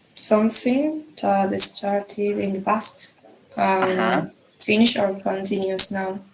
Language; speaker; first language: English; non-native, learner; Spanish